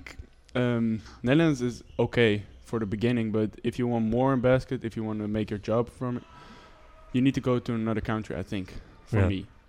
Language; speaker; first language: English; non-native, fluent; Dutch